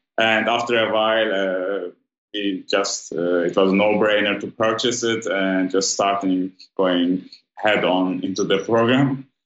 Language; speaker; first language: English; non-native, fluent; German